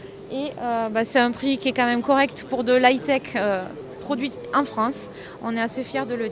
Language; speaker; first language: French; native; French